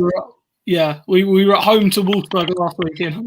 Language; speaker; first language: English; native; English